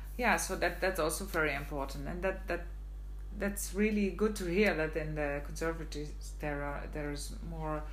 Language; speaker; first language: English; non-native, fluent; Dutch